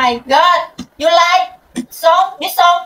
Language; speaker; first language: English; non-native, learner; Vietnamese